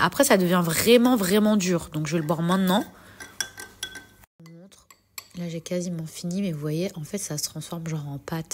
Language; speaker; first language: French; native; French